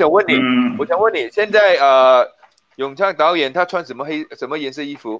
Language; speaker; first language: Chinese; native; Chinese